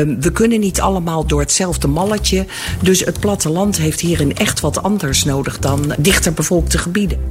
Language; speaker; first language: Dutch; native; Dutch